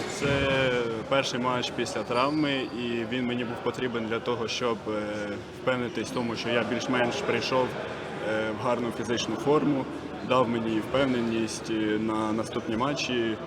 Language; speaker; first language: Ukrainian; native; Ukrainian